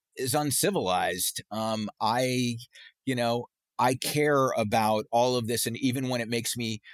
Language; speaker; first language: English; native; English